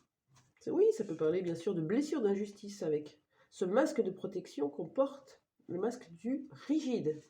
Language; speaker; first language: French; native; French